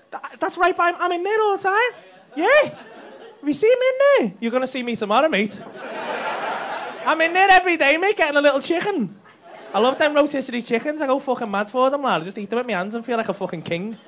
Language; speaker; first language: English; native; English